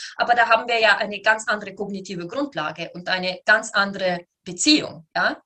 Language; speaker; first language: German; native; German